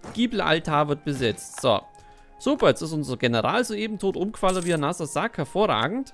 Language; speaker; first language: German; native; German